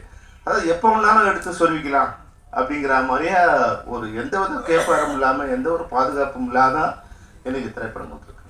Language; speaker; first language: Tamil; native; Tamil